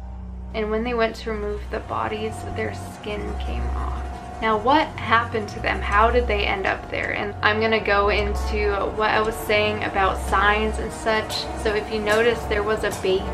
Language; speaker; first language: English; native; English